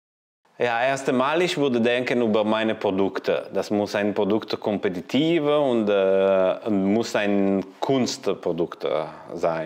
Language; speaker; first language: German; non-native, learner; Italian